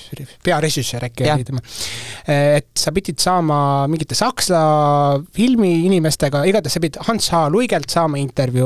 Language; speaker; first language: Estonian; native; Estonian